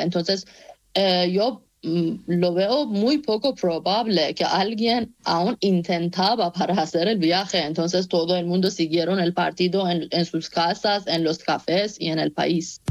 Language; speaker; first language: Spanish; non-native, fluent; Persian